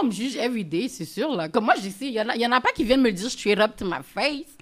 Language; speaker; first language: French; native; French